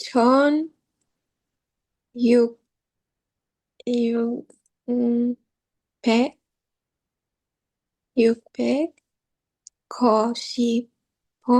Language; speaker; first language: Korean; non-native, learner; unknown